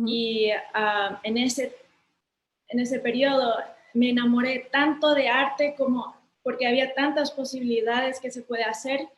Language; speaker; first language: Spanish; early bilingual, heritage; Spanish